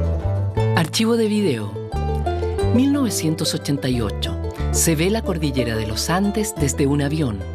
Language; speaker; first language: Spanish; native; Spanish